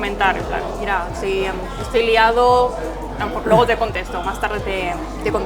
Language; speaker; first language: Spanish; native; Spanish